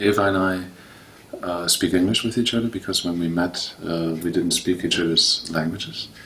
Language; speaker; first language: English; non-native, fluent; German